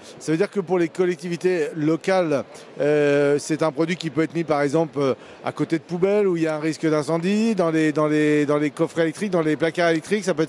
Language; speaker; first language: French; native; French